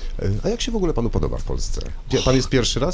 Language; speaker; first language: Polish; native; Polish